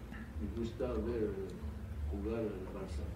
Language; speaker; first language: Spanish; non-native, fluent; French